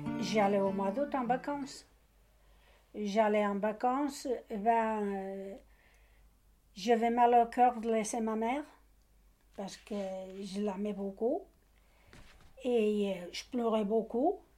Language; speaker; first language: French; non-native, learner; Portuguese